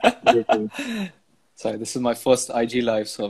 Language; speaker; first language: English; non-native, local second language; Hindi